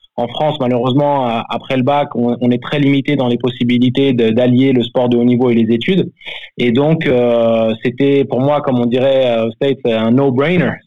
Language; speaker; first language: French; native; French